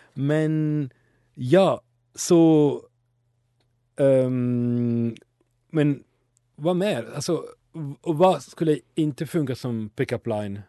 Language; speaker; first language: Swedish; non-native, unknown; Italian